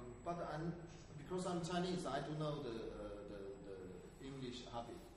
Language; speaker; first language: English; non-native, learner; Chinese